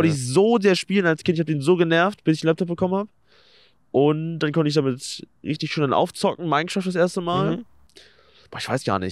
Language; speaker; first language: German; native; German